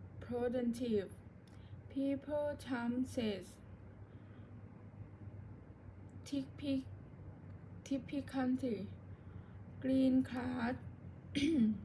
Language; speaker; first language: English; non-native, learner; Thai